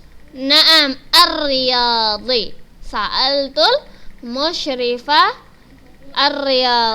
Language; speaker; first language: Arabic; non-native, fluent; Indonesian